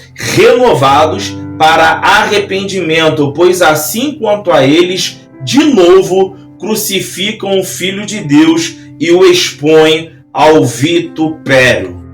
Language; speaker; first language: Portuguese; native; Portuguese